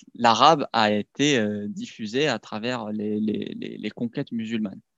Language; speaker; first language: French; non-native, local second language; Arabic